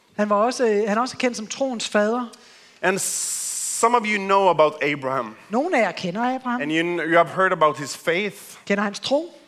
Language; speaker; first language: English; non-native, fluent; Swedish